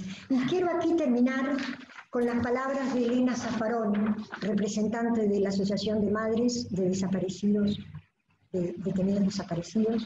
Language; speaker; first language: Spanish; native; Spanish